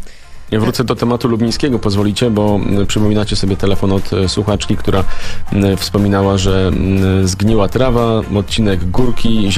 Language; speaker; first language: Polish; native; Polish